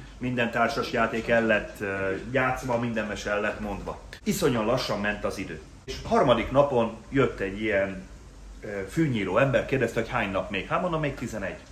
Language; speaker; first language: Hungarian; native; Hungarian